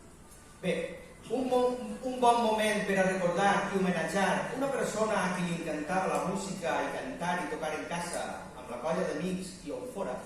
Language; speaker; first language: Catalan; native; Catalan